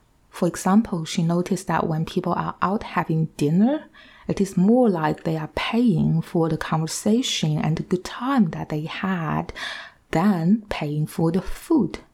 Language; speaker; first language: English; non-native, fluent; Chinese